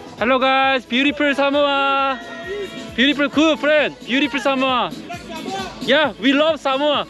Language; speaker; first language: English; non-native, learner; Korean